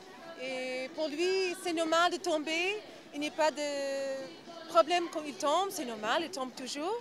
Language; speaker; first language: French; non-native, learner; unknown